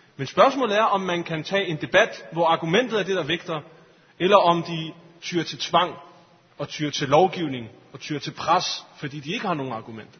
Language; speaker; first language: Danish; early bilingual, other home language; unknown